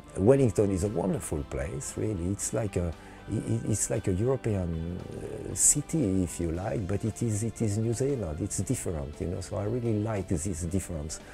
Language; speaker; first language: English; non-native, fluent; French